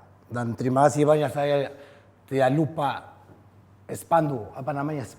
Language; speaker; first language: Indonesian; non-native, fluent; Spanish